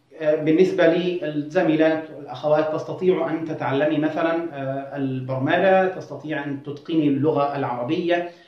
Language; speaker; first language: Arabic; native; Arabic